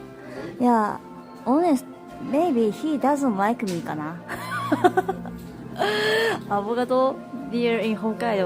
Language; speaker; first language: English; non-native, learner; Japanese